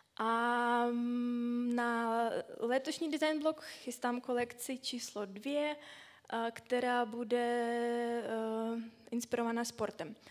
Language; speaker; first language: Czech; non-native, fluent; Russian